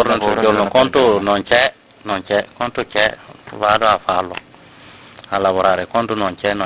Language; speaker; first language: Italian; non-native, learner; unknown